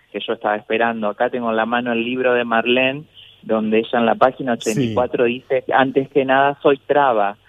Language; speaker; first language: Spanish; native; Spanish